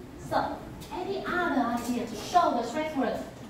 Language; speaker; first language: English; non-native, fluent; Vietnamese